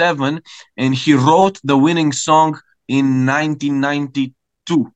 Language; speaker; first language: English; non-native, fluent; Romanian